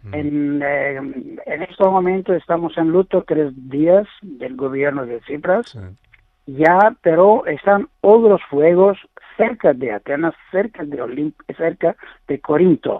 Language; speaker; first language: Spanish; non-native, learner; Greek